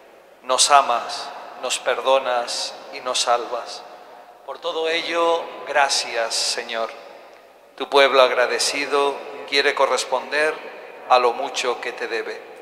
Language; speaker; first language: Spanish; native; Spanish